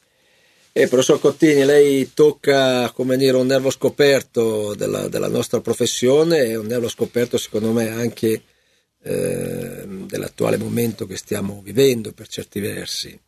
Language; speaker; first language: Italian; native; Italian